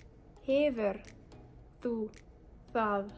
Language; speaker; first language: Icelandic; non-native, learner; English